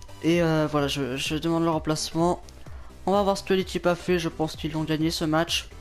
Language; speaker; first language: French; native; French